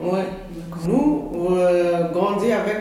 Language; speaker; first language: French; non-native, learner; Arabic